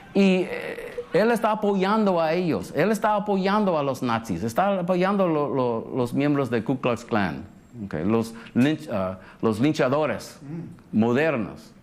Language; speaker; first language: Spanish; early bilingual, heritage; English